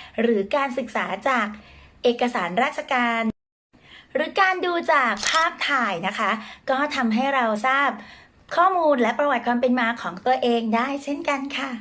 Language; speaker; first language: Thai; native; Thai